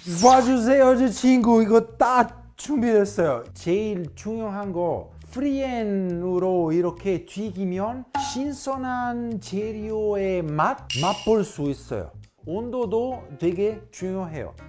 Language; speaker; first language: Korean; non-native, fluent; Italian